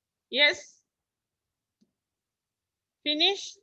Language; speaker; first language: English; non-native, local second language; Malayalam